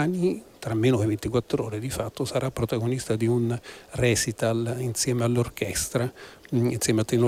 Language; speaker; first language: Italian; native; Italian